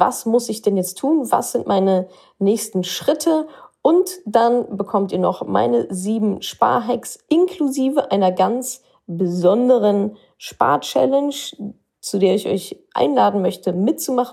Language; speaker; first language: German; native; German